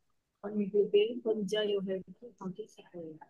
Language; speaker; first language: Korean; non-native, learner; Indonesian